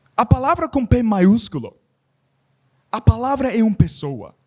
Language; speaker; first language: Portuguese; non-native, learner; English